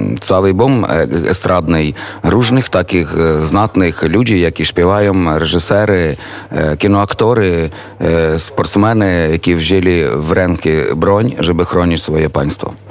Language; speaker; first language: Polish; non-native, learner; Ukrainian